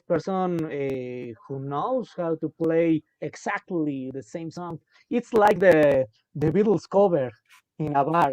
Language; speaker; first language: English; non-native, local second language; Spanish